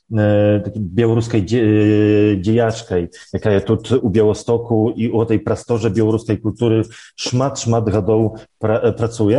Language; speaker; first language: Belarusian; early bilingual, heritage; Belarusian